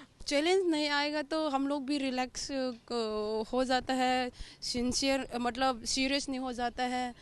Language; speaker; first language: Hindi; non-native, local second language; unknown